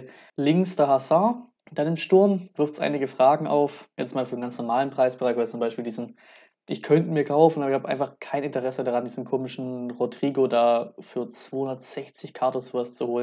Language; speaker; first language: German; native; German